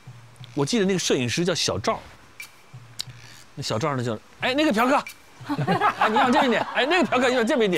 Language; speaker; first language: Chinese; native; Chinese